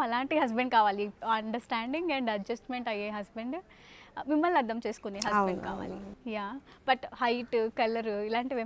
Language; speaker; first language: Telugu; native; Telugu